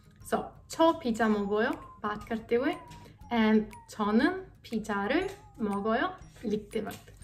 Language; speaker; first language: Hindi; native; Hindi